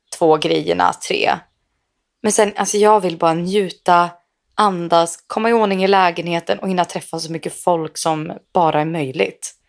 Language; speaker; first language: Swedish; native; Swedish